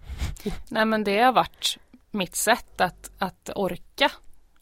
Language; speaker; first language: Swedish; native; Swedish